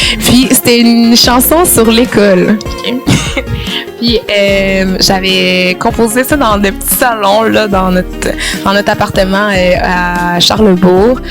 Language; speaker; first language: French; native; French